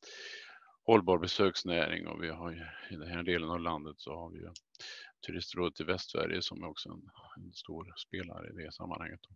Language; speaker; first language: Swedish; native; Swedish